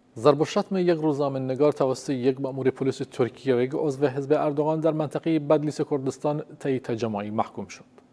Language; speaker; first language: Persian; non-native, local second language; Central Kurdish